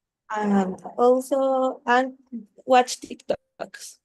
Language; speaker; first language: English; non-native, learner; Spanish